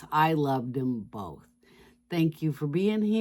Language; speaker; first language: English; native; English